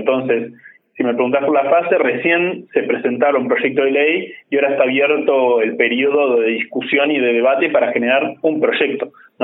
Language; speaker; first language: Spanish; native; Spanish